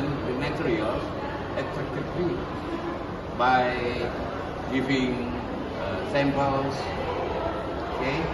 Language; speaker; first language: English; non-native, learner; Indonesian